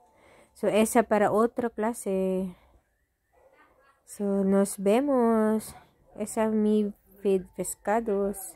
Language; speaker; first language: Spanish; non-native, learner; Filipino